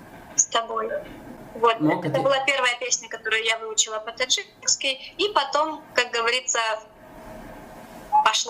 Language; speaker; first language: Russian; native; Russian